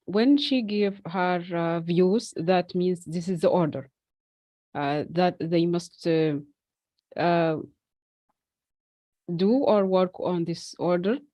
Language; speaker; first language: English; non-native, fluent; Arabic